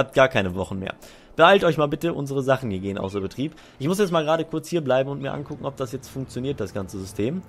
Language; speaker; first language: German; native; German